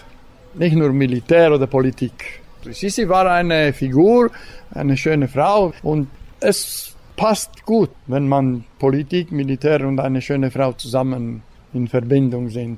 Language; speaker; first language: German; non-native, local second language; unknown